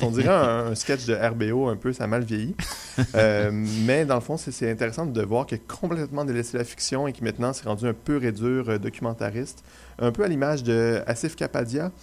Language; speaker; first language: French; native; French